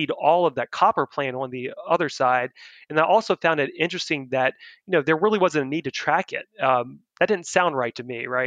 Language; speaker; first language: English; native; English